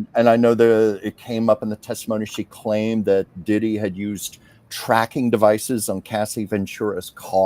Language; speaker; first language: English; native; English